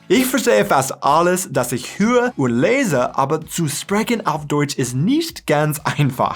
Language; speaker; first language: German; non-native, learner; English